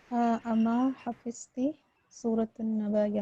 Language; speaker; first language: Arabic; non-native, learner; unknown